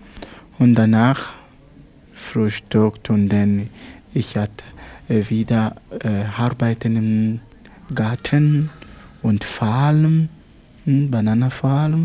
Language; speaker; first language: German; non-native, learner; Swahili